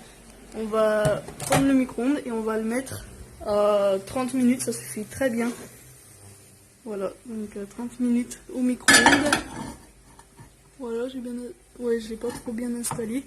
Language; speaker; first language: French; native; French